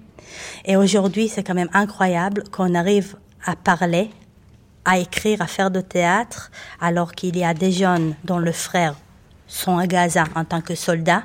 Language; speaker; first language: French; non-native, fluent; Hebrew